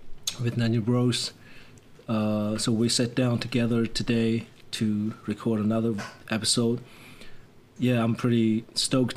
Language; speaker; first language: English; non-native, fluent; Chinese